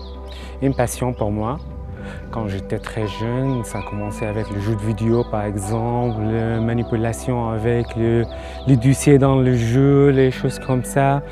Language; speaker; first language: French; non-native, learner; Arabic